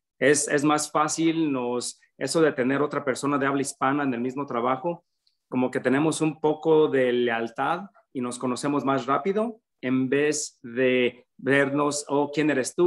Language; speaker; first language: Spanish; early bilingual, other home language; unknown